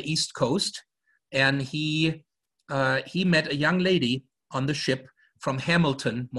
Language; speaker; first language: English; non-native, fluent; German